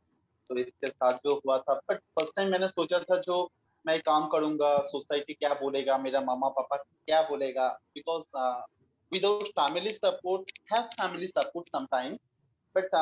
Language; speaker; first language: Hindi; non-native, local second language; Bangla